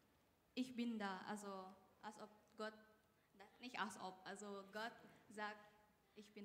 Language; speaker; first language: German; non-native, learner; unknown